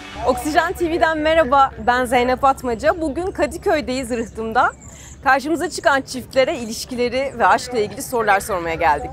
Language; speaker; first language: Turkish; native; Turkish